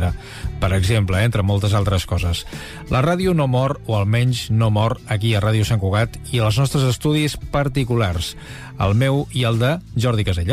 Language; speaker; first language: Catalan; native; Catalan